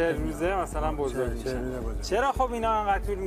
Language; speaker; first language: Persian; native; Persian